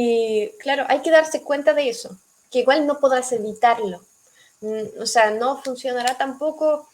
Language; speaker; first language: Spanish; non-native, fluent; Russian